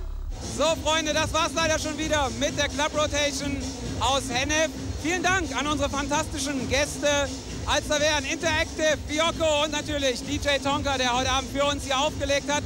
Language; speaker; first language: German; native; German